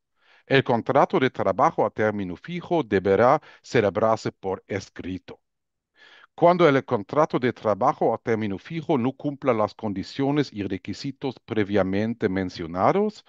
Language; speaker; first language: Spanish; non-native, fluent; German